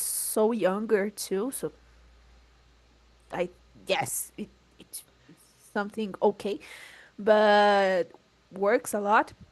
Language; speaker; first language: English; non-native, learner; Portuguese